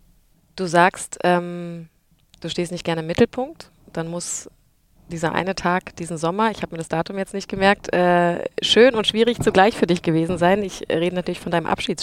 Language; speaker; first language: German; native; German